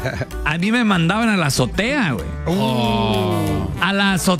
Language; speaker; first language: Spanish; native; Spanish